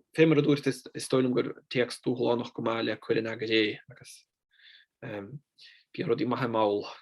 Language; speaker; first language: Irish; non-native, fluent; Italian